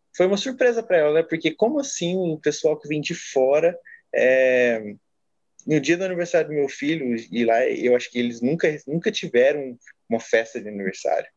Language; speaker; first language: Portuguese; native; Portuguese